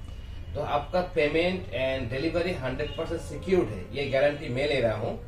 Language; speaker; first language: Hindi; non-native, learner; Bangla